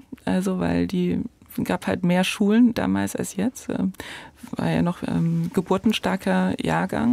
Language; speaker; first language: German; native; German